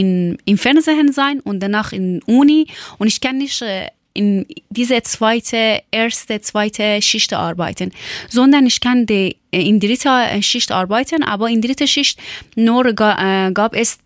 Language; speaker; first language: German; non-native, learner; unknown